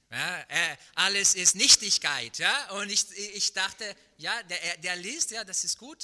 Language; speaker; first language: German; non-native, fluent; Portuguese